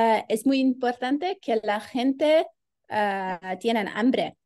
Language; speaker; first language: Spanish; non-native, learner; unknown